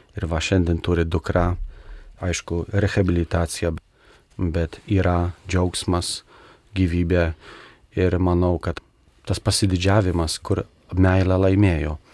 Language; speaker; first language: Lithuanian; non-native, local second language; Polish